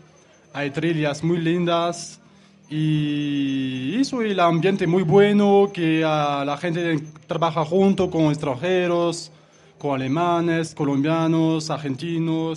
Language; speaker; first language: Spanish; non-native, learner; French